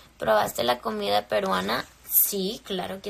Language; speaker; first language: Spanish; early bilingual, heritage; English